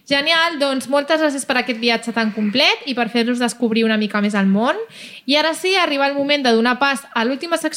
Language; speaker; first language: Catalan; native; Catalan